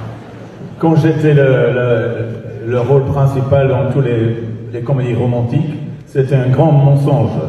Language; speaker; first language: French; non-native, fluent; English